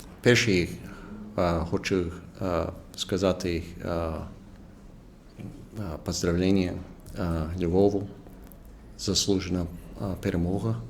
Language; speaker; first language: Ukrainian; non-native, local second language; Russian